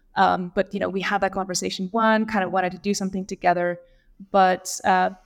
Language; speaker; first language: English; non-native, fluent; Lithuanian